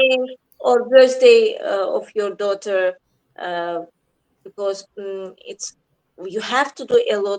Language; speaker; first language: English; non-native, learner; Azerbaijani